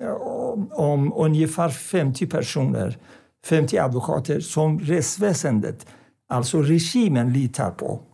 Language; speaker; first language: Swedish; non-native, fluent; Persian